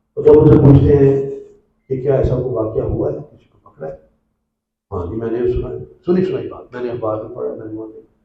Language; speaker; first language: Urdu; non-native, local second language; Punjabi